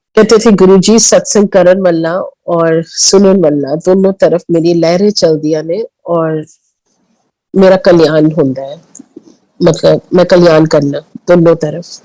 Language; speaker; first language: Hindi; early bilingual, heritage; Hindi